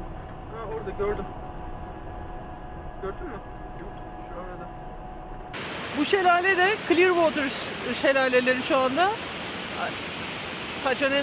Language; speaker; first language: Turkish; native; Turkish